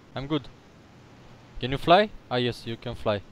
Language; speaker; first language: English; non-native, learner; Romanian